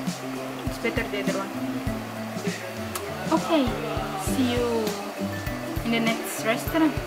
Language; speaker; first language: English; non-native, fluent; Indonesian